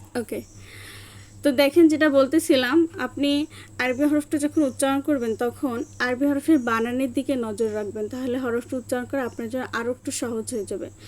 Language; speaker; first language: Bangla; native; Bangla